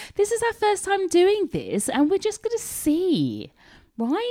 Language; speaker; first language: English; native; English